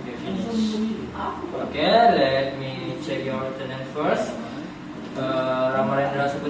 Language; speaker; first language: English; non-native, learner; Indonesian